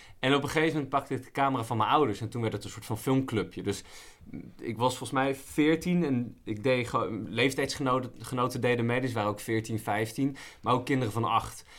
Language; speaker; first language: Dutch; native; Dutch